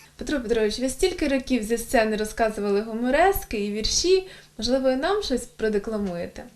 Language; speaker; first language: Ukrainian; native; Ukrainian